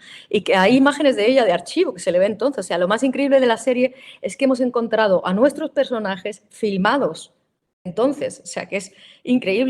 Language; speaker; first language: Spanish; native; Spanish